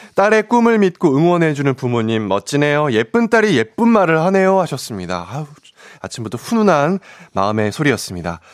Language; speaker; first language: Korean; native; Korean